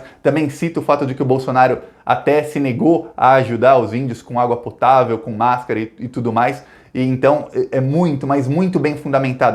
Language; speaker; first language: Portuguese; native; Portuguese